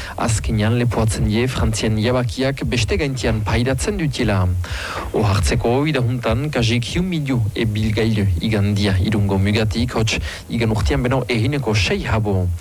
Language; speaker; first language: Basque; native; Basque